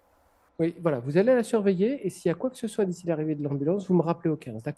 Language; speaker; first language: French; native; French